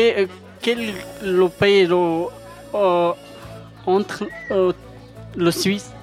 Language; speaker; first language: French; non-native, learner; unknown